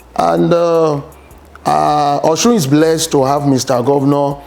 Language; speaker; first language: English; non-native, local second language; Yoruba